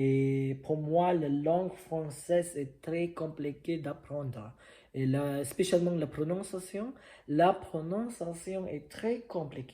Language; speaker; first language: French; non-native, learner; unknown